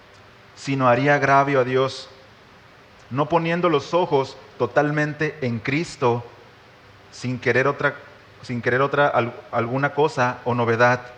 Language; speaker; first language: Spanish; native; Spanish